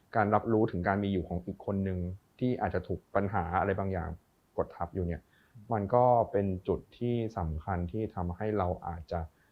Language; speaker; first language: Thai; native; Thai